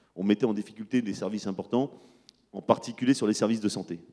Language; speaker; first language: French; native; French